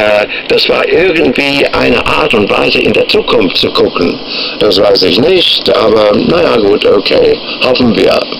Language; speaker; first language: German; non-native, fluent; English